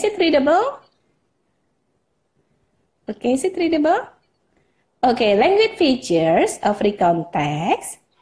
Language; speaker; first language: English; non-native, fluent; Indonesian